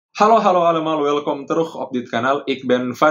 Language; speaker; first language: Dutch; non-native, fluent; Indonesian